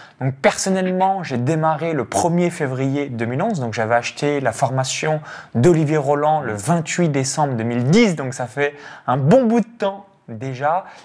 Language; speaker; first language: French; native; French